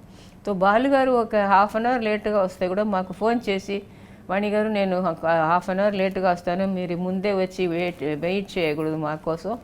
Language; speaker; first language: Telugu; non-native, local second language; Tamil